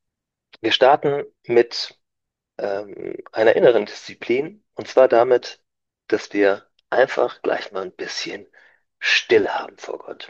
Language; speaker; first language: German; native; German